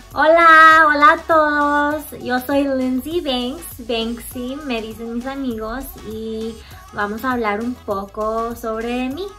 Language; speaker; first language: Spanish; early bilingual, heritage; Spanish